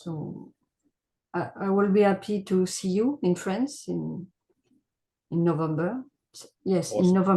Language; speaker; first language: English; non-native, learner; French